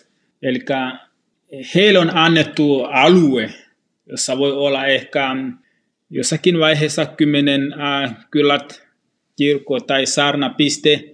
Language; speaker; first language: Finnish; non-native, fluent; Swahili